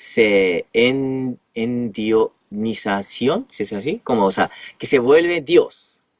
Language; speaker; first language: Spanish; non-native, fluent; Japanese